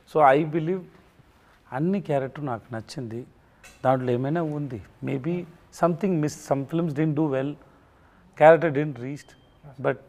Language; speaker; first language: Telugu; non-native, learner; Tamil